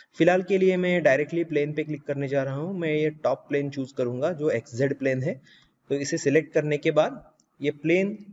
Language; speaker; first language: Hindi; native; Hindi